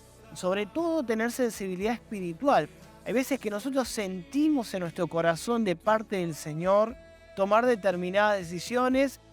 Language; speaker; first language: Spanish; native; Spanish